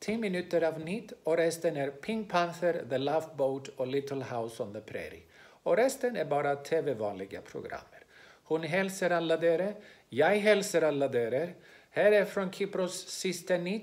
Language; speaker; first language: Swedish; non-native, fluent; Greek